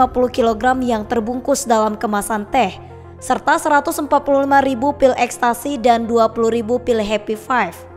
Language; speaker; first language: Indonesian; native; Indonesian